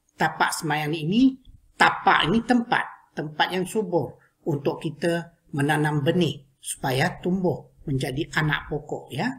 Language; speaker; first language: Malay; non-native, local second language; Chinese